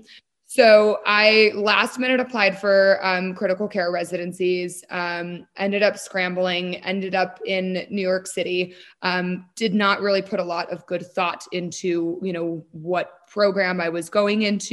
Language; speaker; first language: English; native; English